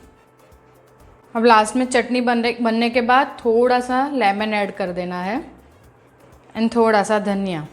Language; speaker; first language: Hindi; non-native, local second language; Gujarati